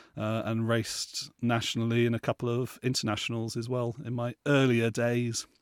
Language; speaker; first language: English; native; English